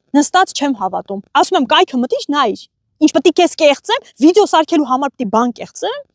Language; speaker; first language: Armenian; native; Armenian